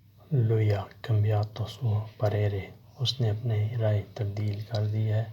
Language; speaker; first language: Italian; non-native, learner; Urdu